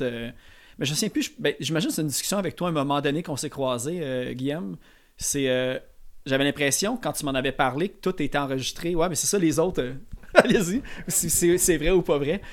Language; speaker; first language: French; native; French